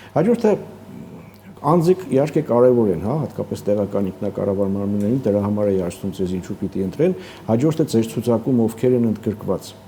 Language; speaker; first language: Armenian; native; Armenian